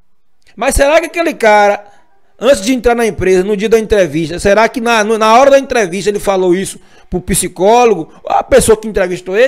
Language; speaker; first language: Portuguese; native; Portuguese